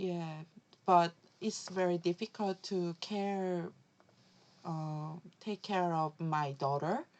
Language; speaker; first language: English; non-native, learner; Korean